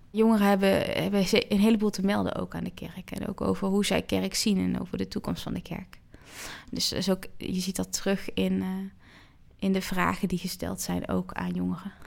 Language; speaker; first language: Dutch; native; Dutch